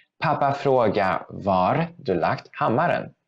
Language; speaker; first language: Swedish; non-native, fluent; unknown